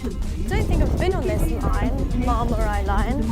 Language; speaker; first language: English; native; English